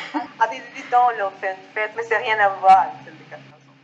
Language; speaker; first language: French; non-native, fluent; Spanish